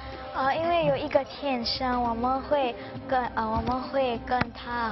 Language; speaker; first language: Chinese; non-native, local second language; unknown